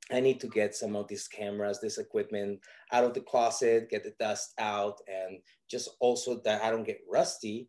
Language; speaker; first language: English; non-native, fluent; Spanish